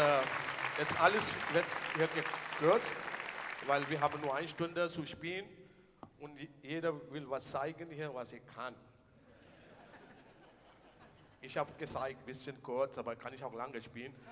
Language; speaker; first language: German; non-native, learner; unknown